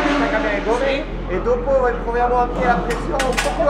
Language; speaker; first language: Italian; non-native, learner; French